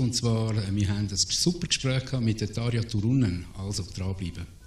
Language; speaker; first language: German; native; German